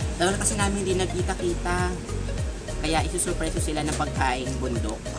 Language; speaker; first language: Filipino; non-native, local second language; Bikol